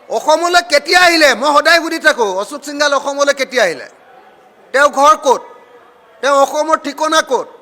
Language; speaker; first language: Assamese; native; Assamese